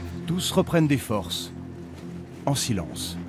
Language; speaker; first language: French; native; French